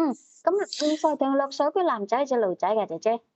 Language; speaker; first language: Cantonese; native; Cantonese